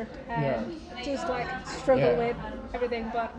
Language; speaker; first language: English; non-native, fluent; Icelandic